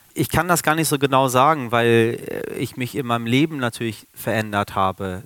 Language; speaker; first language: German; early bilingual, other home language; Persian